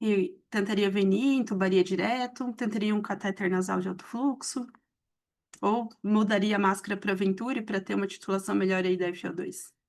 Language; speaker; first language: Portuguese; native; Portuguese